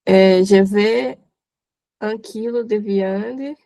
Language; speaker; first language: French; non-native, learner; Portuguese